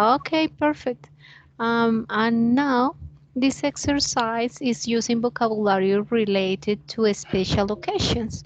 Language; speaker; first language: English; non-native, learner; Spanish